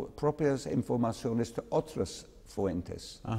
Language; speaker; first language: Spanish; non-native, learner; English